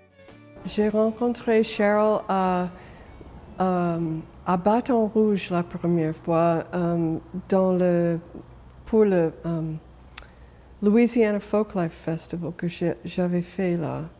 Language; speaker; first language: French; non-native, local second language; English